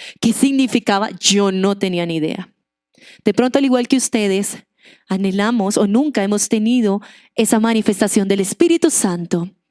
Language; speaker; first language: Spanish; non-native, local second language; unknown